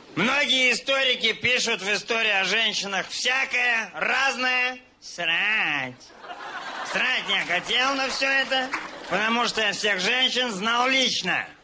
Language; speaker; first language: Russian; native; Russian